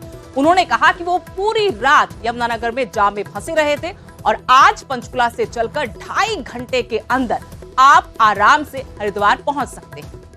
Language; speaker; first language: Hindi; native; Hindi